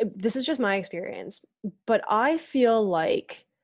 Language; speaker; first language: English; native; English